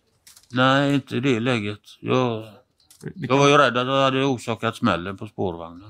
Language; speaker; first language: Swedish; native; Swedish